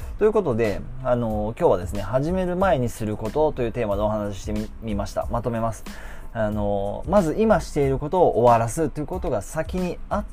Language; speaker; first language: Japanese; native; Japanese